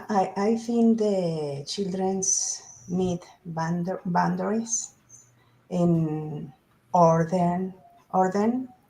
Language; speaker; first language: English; non-native, learner; Spanish